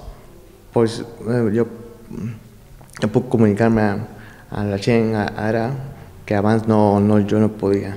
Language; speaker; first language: Catalan; non-native, learner; Spanish